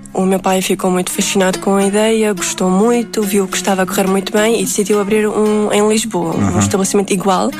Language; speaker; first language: Portuguese; early bilingual, other home language; Uzbek